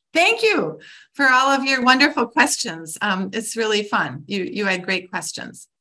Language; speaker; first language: English; native; English